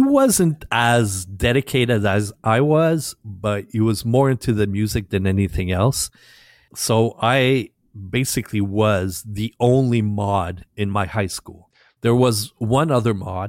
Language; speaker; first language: English; non-native, fluent; French